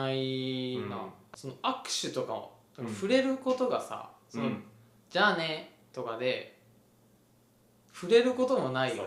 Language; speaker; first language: Japanese; native; Japanese